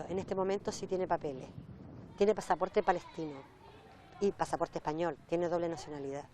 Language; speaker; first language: Spanish; early bilingual, other home language; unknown